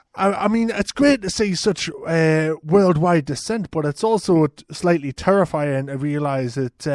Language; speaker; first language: English; native; English